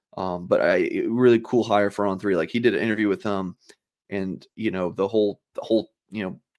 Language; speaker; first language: English; native; English